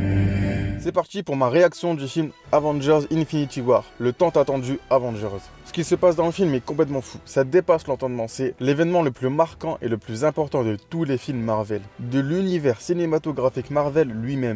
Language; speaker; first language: French; native; French